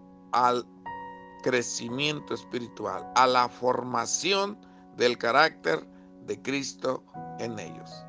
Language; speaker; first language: Spanish; native; Spanish